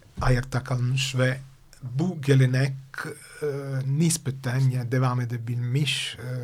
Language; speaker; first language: Turkish; non-native, fluent; Italian